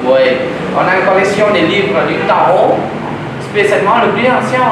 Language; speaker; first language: French; non-native, learner; Vietnamese